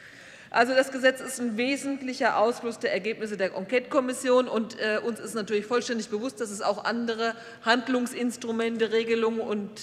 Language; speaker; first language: German; native; German